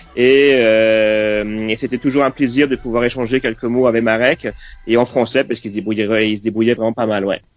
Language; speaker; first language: French; native; French